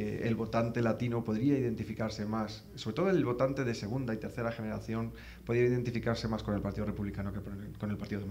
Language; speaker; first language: Spanish; native; Spanish